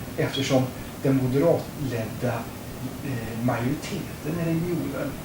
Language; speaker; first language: Swedish; native; Swedish